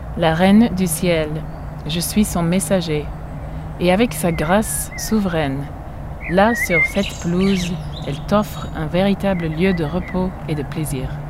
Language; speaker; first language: French; non-native, fluent; English